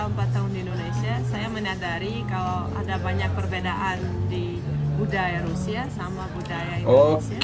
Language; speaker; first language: Indonesian; non-native, fluent; Russian